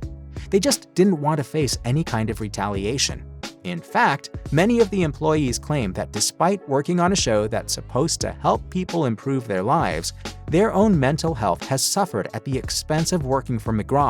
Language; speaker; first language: English; native; English